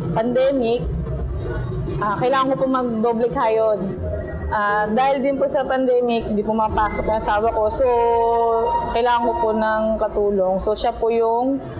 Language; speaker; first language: Filipino; native; Filipino